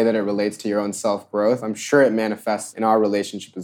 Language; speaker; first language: English; native; English